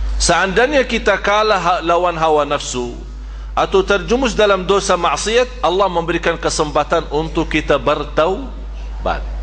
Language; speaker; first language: Malay; non-native, fluent; Arabic